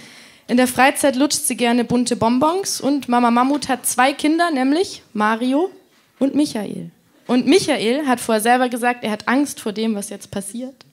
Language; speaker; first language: German; native; German